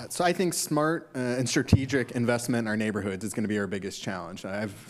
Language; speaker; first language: English; native; English